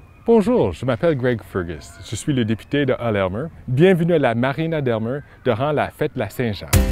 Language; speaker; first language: French; native; French